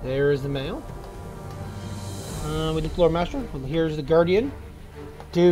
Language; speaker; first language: English; native; English